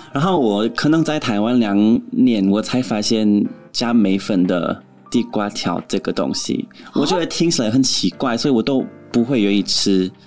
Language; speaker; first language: Chinese; non-native, fluent; English